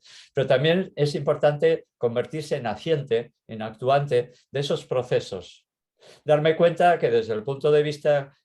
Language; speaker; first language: Spanish; native; Spanish